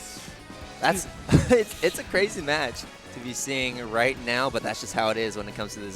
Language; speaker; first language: English; native; English